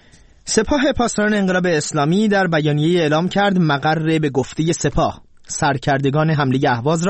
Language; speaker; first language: Persian; native; Persian